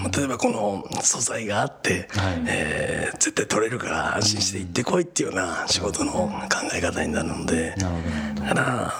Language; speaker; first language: Japanese; native; Japanese